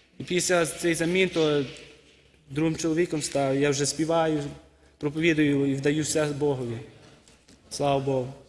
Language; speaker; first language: Ukrainian; early bilingual, heritage; Ukrainian